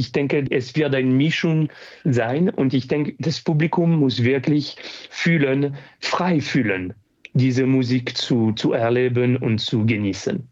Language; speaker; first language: German; non-native, fluent; French